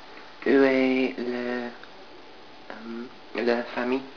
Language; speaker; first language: French; non-native, learner; English